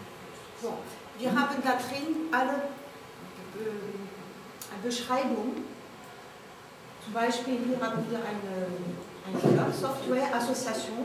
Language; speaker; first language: German; non-native, learner; French